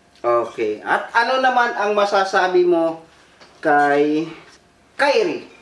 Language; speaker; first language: Filipino; native; Filipino